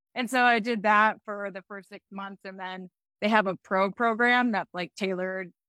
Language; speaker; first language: English; native; English